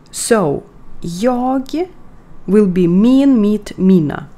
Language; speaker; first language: Swedish; non-native, fluent; Ukrainian